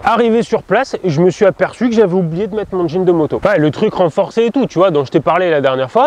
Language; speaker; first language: French; native; French